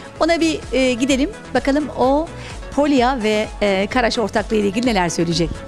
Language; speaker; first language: Turkish; native; Turkish